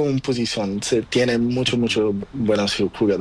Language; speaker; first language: Spanish; non-native, learner; Portuguese